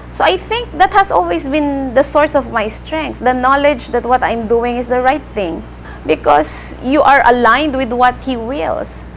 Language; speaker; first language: English; non-native, local second language; Filipino